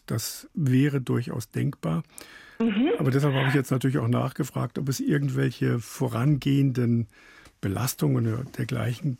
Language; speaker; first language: German; native; German